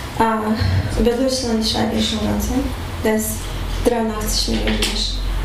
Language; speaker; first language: German; non-native, fluent; Russian